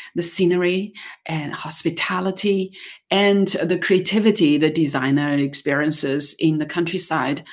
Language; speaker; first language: English; non-native, fluent; Chinese